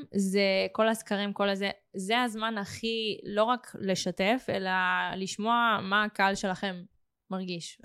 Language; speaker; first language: Hebrew; native; Hebrew